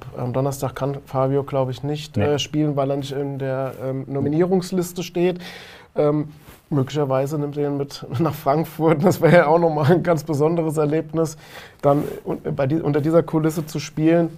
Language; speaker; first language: German; native; German